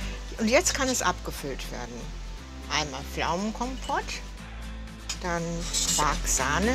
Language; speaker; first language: German; native; German